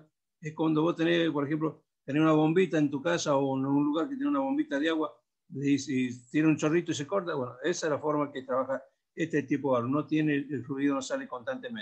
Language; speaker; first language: Spanish; native; Spanish